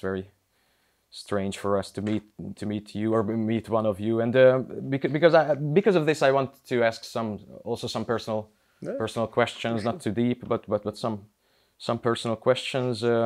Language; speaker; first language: English; non-native, fluent; Hungarian